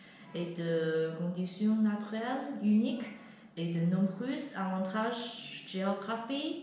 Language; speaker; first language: French; non-native, learner; Chinese